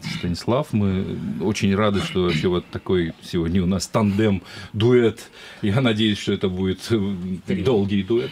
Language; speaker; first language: Russian; native; Russian